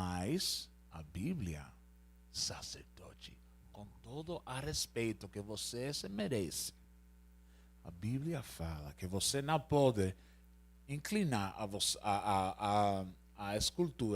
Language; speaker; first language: Portuguese; non-native, learner; Spanish